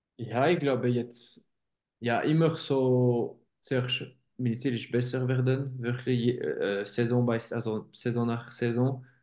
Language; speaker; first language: German; non-native, local second language; French